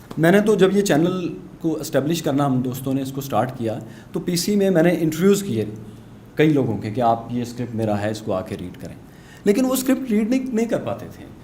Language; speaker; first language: Urdu; non-native, local second language; Punjabi